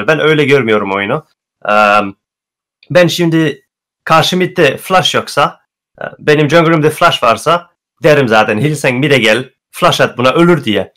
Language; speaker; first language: Turkish; early bilingual, heritage; Turkish